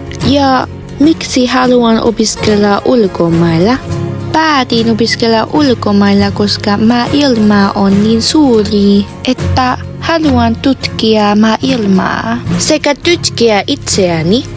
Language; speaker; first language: Finnish; non-native, learner; Vietnamese